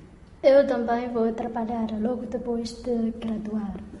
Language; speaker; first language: Portuguese; non-native, learner; Chinese